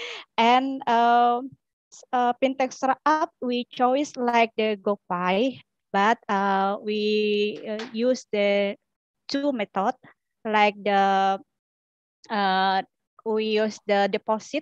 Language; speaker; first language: English; non-native, learner; Indonesian